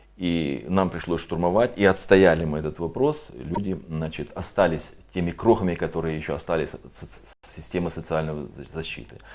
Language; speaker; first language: Russian; native; Russian